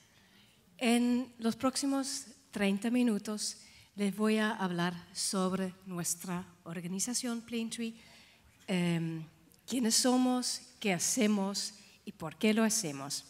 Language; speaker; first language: Spanish; non-native, fluent; Dutch